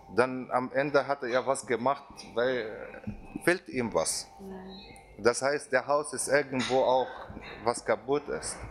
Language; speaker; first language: German; non-native, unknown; Arabic